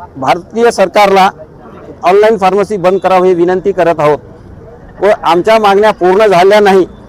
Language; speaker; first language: Marathi; native; Marathi